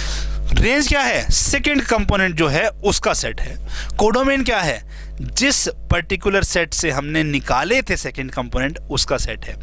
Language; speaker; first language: Hindi; native; Hindi